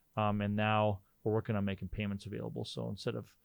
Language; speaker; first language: English; native; English